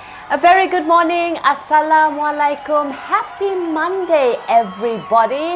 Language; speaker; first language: English; non-native, local second language; Malay